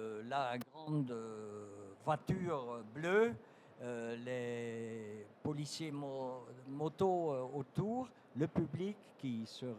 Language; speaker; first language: French; non-native, fluent; Dutch